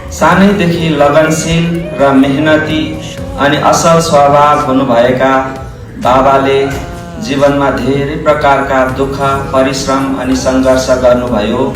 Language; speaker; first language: Nepali; native; Nepali